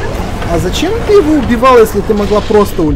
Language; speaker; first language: Russian; native; Russian